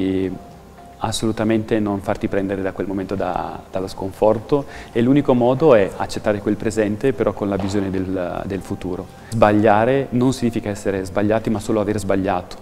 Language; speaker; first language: Italian; native; Italian